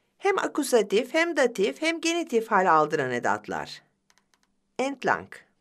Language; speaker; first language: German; non-native, fluent; Turkish